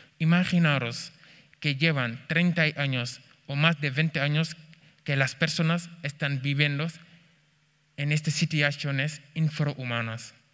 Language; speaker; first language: Spanish; non-native, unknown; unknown